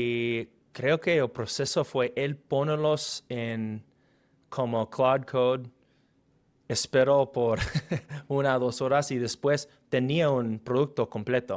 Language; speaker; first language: Spanish; non-native, fluent; English